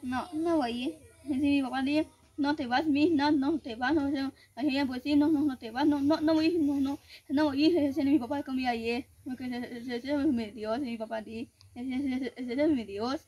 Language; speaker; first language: Spanish; non-native, local second language; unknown